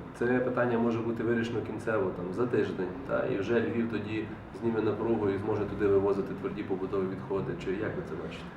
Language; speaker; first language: Ukrainian; native; Ukrainian